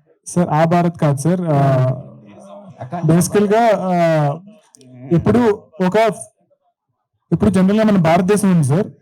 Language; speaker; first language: Telugu; native; Telugu